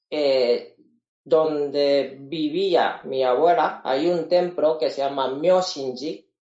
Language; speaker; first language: Spanish; non-native, fluent; Japanese